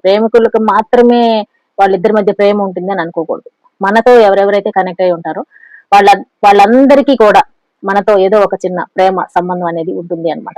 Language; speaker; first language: Telugu; native; Telugu